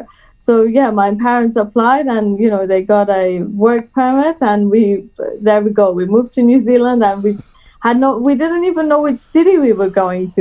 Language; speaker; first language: English; early bilingual, other home language; Persian